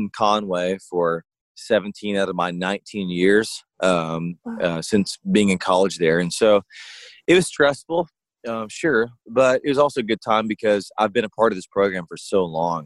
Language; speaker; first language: English; native; English